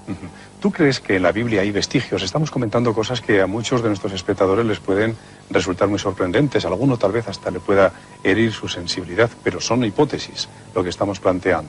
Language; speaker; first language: Spanish; native; Spanish